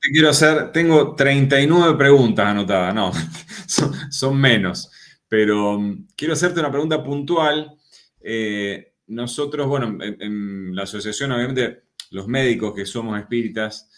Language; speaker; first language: Spanish; native; Spanish